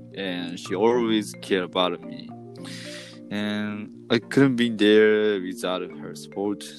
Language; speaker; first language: English; non-native, fluent; Japanese